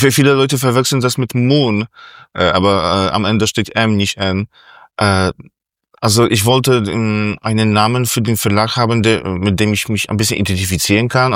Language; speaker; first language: German; non-native, fluent; Polish